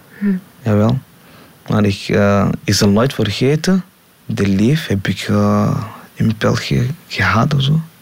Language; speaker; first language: Dutch; non-native, learner; Somali